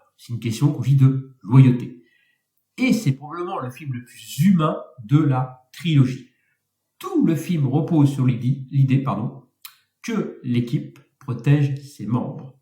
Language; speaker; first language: French; native; French